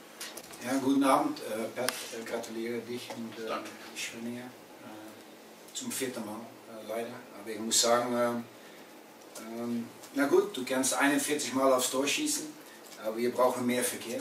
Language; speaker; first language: German; non-native, fluent; Dutch